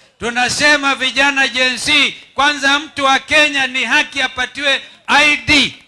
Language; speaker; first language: Swahili; non-native, local second language; Kamba